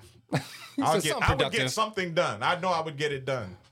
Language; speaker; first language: English; early bilingual, other home language; Spanish